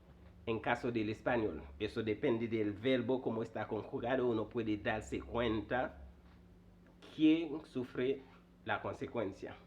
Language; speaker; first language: Spanish; non-native, fluent; Haitian Creole